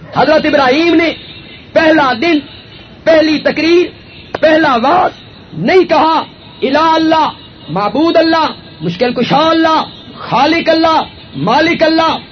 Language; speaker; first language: Urdu; non-native, local second language; Punjabi